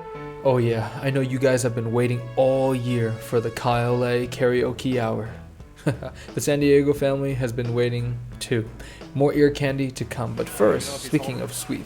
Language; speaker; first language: English; early bilingual, other home language; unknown